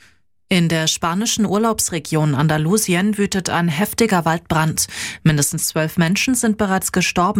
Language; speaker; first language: German; native; German